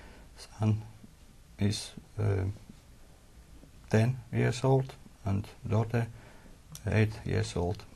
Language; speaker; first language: English; non-native, learner; Latvian